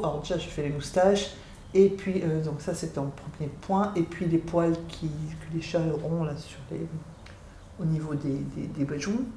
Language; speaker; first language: French; native; French